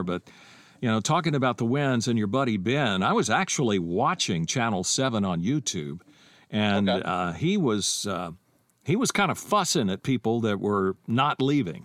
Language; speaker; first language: English; native; English